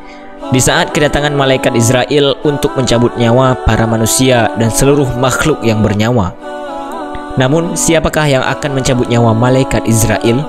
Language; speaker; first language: Indonesian; native; Indonesian